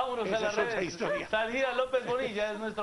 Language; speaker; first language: Spanish; native; Spanish